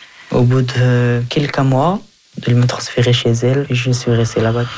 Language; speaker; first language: French; early bilingual, other home language; Persian